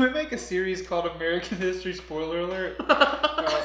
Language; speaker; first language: English; native; English